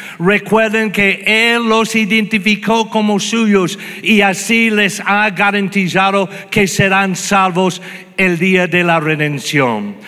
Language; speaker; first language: Spanish; non-native, fluent; English